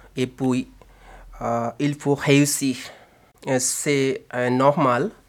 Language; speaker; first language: French; non-native, learner; Bangla